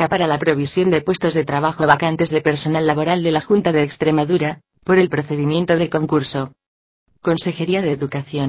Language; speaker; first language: Spanish; native; Spanish